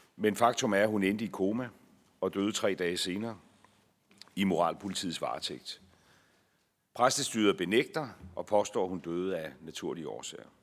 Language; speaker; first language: Danish; native; Danish